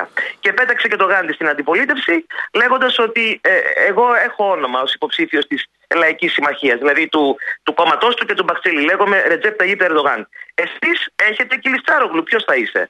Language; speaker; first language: Greek; native; Greek